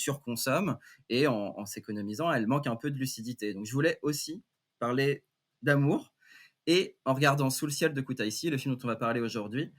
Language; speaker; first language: French; native; French